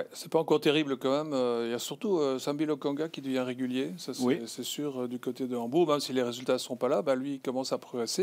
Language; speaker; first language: French; native; French